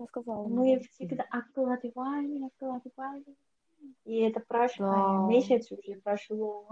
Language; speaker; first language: Russian; non-native, learner; Korean